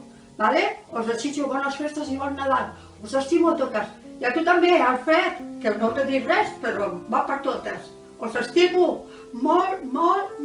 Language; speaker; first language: Catalan; non-native, local second language; Spanish